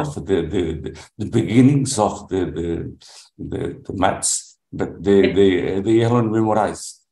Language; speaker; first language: English; non-native, learner; Portuguese